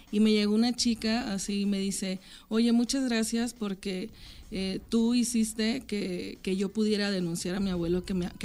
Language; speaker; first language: Spanish; native; Spanish